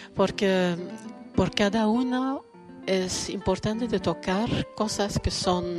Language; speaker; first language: Spanish; non-native, learner; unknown